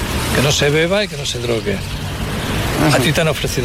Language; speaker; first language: Spanish; native; Spanish